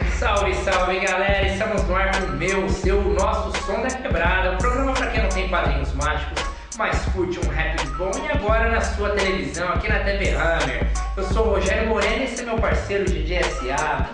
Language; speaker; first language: Portuguese; native; Portuguese